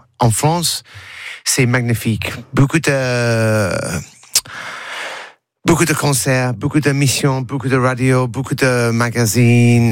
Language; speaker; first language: French; non-native, learner; English